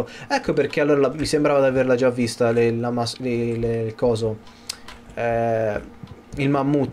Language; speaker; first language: Italian; native; Italian